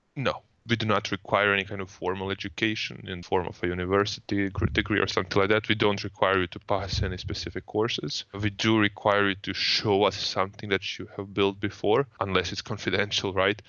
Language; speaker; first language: English; non-native, fluent; Croatian